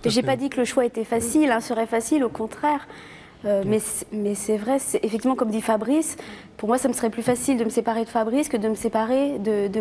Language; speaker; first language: French; native; French